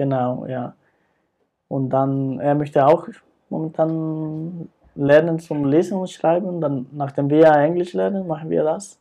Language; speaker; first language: German; non-native, fluent; Spanish